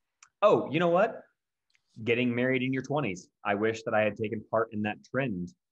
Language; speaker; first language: English; native; English